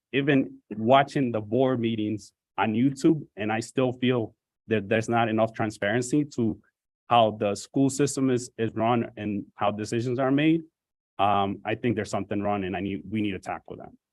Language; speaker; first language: English; native; English